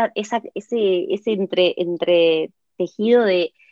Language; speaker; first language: Spanish; native; Spanish